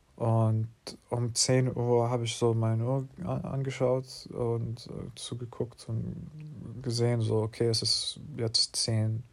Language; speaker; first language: German; non-native, learner; English